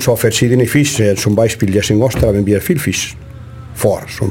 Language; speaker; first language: German; non-native, learner; Spanish